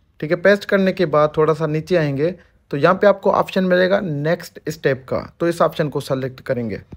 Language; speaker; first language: Urdu; non-native, local second language; Sindhi